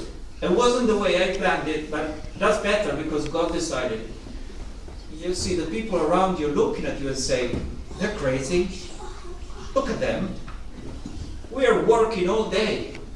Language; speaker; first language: English; non-native, fluent; Italian